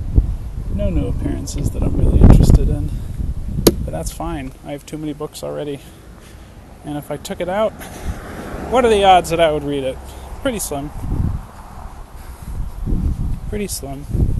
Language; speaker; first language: English; native; English